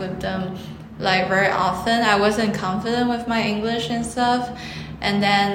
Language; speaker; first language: English; non-native, fluent; Chinese